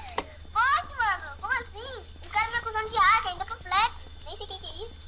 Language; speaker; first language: Portuguese; native; Portuguese